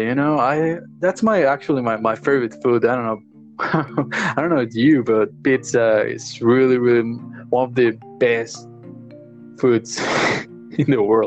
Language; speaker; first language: English; non-native, fluent; Spanish